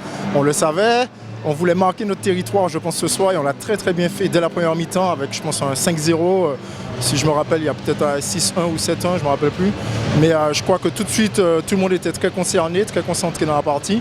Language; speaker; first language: French; native; French